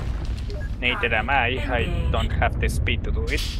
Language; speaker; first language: English; native; English